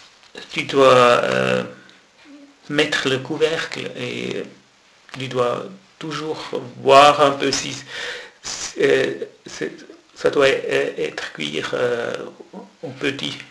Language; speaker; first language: French; non-native, local second language; German